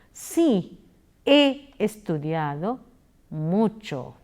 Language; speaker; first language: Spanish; non-native, fluent; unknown